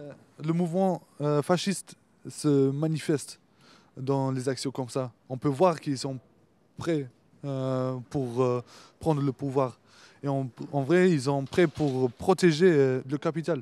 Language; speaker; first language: French; non-native, fluent; Turkish